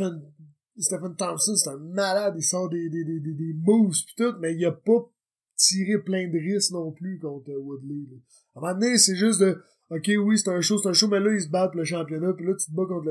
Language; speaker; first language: French; native; French